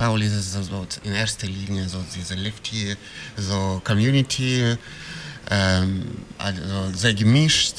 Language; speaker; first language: German; non-native, fluent; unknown